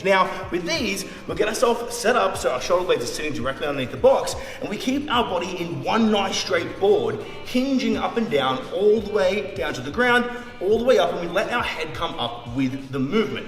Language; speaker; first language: English; native; English